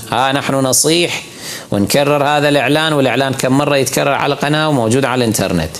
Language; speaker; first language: Arabic; native; Arabic